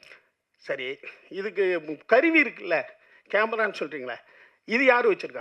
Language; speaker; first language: Tamil; native; Tamil